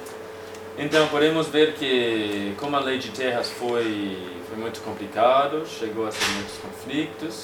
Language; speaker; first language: Portuguese; non-native, fluent; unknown